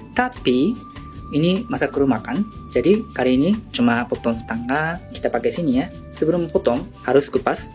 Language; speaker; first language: Indonesian; non-native, learner; Japanese